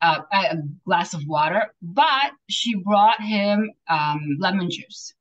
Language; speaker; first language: English; native; English